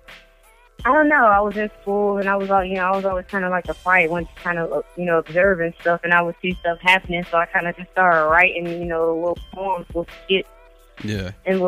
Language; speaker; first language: English; native; English